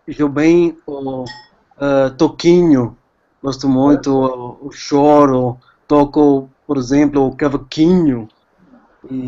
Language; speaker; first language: Portuguese; non-native, fluent; English